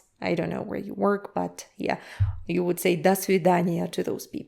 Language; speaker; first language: English; non-native, fluent; Russian